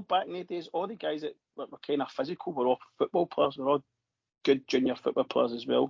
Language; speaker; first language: English; native; English